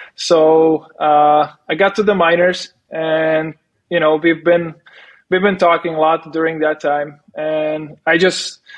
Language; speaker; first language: English; non-native, fluent; Czech